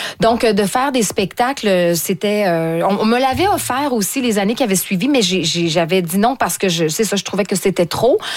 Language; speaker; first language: French; native; French